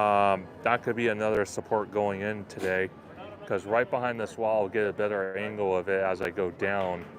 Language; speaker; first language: English; native; English